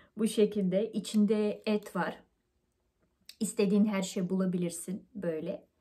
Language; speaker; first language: Turkish; native; Turkish